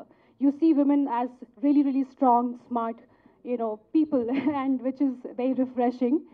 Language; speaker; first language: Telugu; non-native, local second language; Hindi